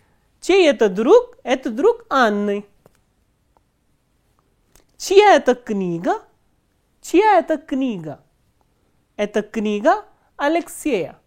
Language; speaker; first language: Russian; non-native, fluent; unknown